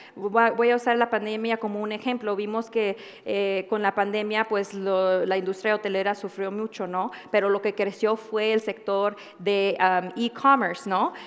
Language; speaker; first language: Spanish; early bilingual, heritage; Spanish